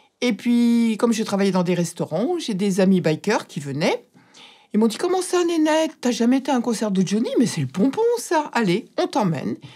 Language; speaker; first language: French; native; French